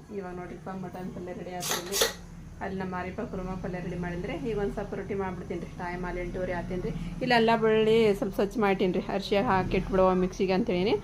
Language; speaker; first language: Kannada; native; Kannada